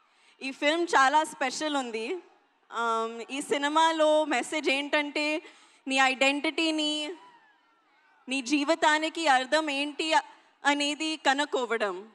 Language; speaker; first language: Telugu; non-native, learner; Hindi